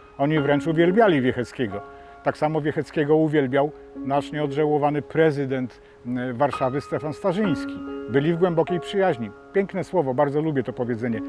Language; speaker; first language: Polish; native; Polish